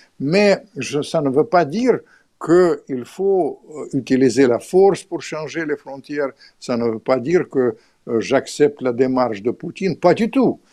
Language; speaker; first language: French; non-native, fluent; Russian